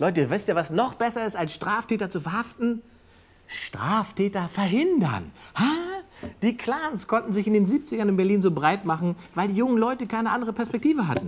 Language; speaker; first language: German; native; German